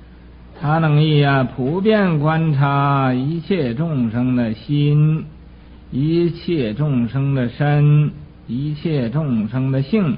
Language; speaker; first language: Chinese; native; Chinese